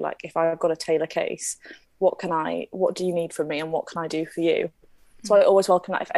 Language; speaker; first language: English; native; English